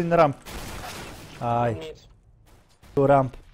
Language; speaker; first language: English; non-native, learner; Polish